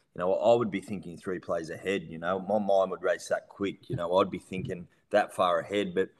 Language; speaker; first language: English; native; English